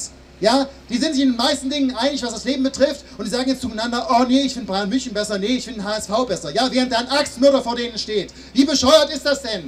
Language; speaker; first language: German; native; German